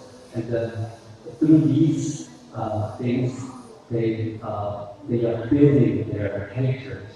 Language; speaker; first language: English; non-native, fluent; Korean